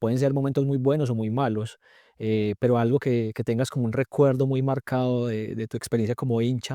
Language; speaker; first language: Spanish; native; Spanish